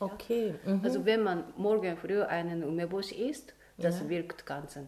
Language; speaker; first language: German; non-native, fluent; Japanese